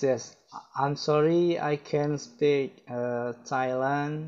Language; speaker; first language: English; non-native, learner; Indonesian